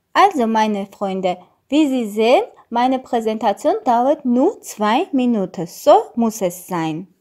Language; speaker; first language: German; non-native, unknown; Russian